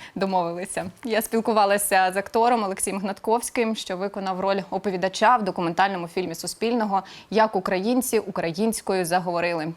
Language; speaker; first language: Ukrainian; native; Ukrainian